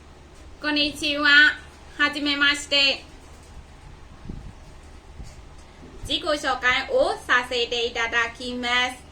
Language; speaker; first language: Japanese; non-native, learner; Burmese